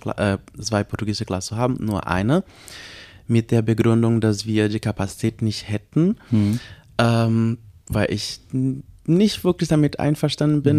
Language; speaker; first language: German; non-native, learner; Portuguese